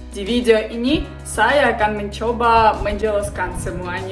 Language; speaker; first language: Indonesian; non-native, learner; Ukrainian